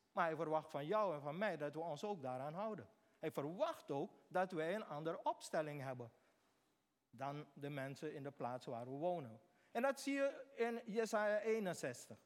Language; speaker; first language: Dutch; native; Dutch